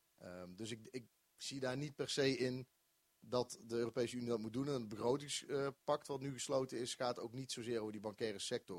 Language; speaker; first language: Dutch; native; Dutch